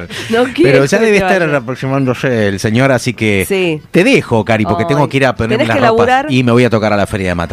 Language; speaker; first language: Spanish; native; Spanish